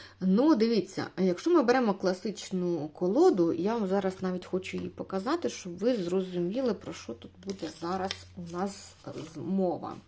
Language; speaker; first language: Ukrainian; non-native, local second language; Russian